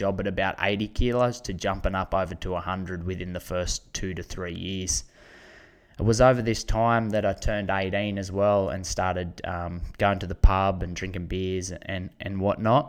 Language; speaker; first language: English; native; English